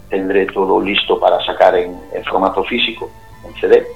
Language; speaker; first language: Spanish; native; Spanish